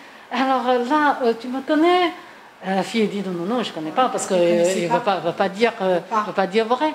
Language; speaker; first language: French; non-native, fluent; Chinese